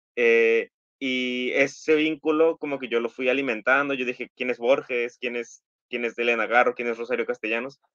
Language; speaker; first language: Spanish; native; Spanish